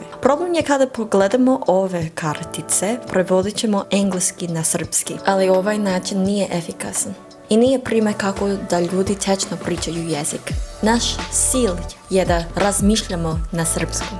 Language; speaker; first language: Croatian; non-native, fluent; English